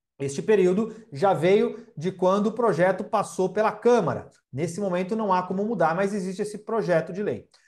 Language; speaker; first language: Portuguese; native; Portuguese